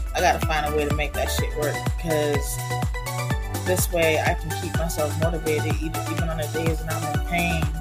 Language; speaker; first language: English; non-native, fluent; Spanish